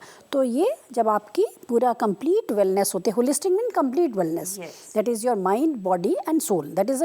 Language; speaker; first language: Hindi; native; Hindi